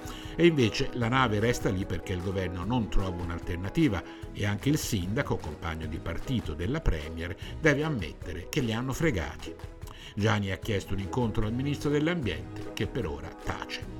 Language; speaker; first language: Italian; native; Italian